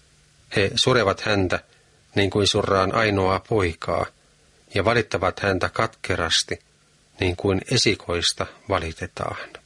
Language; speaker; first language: Finnish; native; Finnish